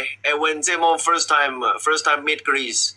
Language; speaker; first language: English; non-native, learner; Chinese